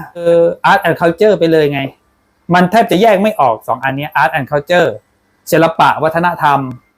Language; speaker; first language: Thai; non-native, local second language; Pattani Malay